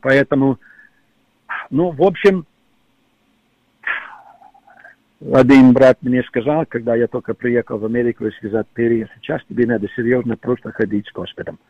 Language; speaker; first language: Russian; non-native, fluent; English